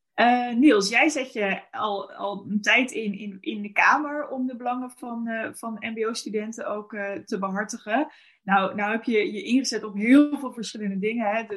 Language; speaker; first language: Dutch; native; Dutch